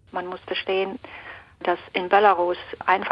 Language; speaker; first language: German; non-native, fluent; Belarusian